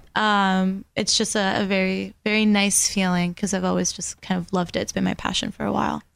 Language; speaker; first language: English; early bilingual, other home language; Spanish